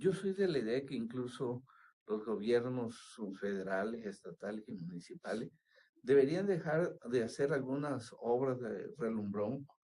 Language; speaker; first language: Spanish; native; Spanish